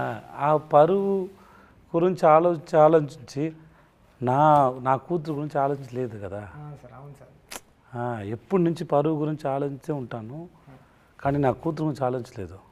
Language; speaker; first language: Telugu; non-native, learner; Tamil